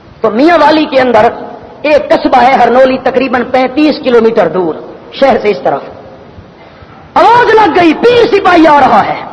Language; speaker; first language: Urdu; non-native, local second language; Punjabi